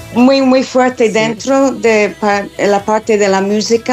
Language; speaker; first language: Spanish; non-native, fluent; English